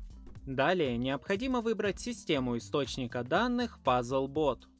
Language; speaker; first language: Russian; native; Russian